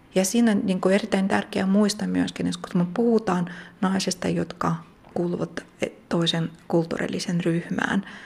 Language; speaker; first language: Finnish; non-native, fluent; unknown